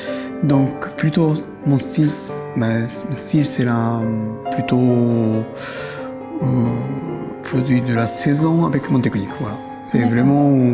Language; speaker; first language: French; non-native, fluent; Japanese